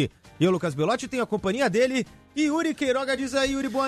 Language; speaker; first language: Portuguese; native; Portuguese